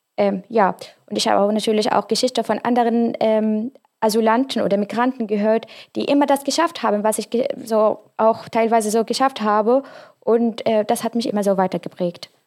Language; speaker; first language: German; non-native, fluent; Arabic